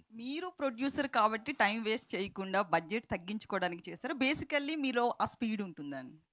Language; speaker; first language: Telugu; native; Telugu